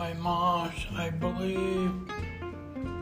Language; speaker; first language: English; native; English